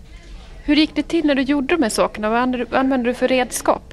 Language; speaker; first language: Swedish; native; Swedish